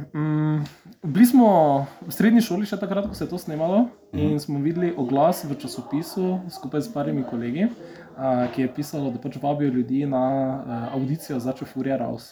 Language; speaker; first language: Slovenian; early bilingual, other home language; Serbian